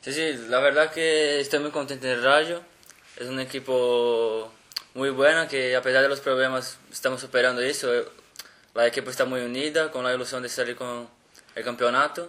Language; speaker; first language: Spanish; non-native, fluent; Portuguese